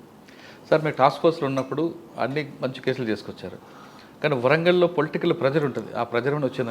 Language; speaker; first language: Telugu; native; Telugu